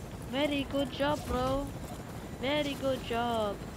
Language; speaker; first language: English; non-native, learner; German